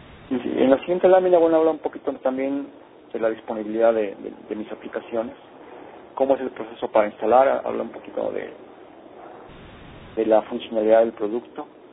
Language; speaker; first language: Spanish; native; Spanish